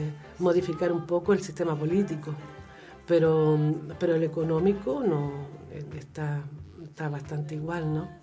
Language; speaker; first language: Spanish; native; Spanish